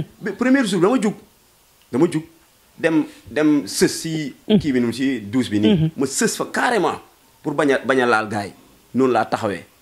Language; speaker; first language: Wolof; non-native, local second language; Jola-Fonyi